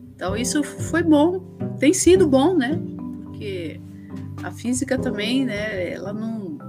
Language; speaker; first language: Portuguese; early bilingual, other home language; Spanish